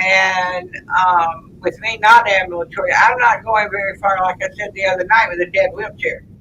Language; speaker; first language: English; native; English